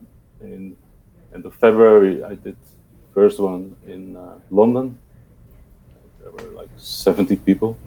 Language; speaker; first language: English; non-native, fluent; Dutch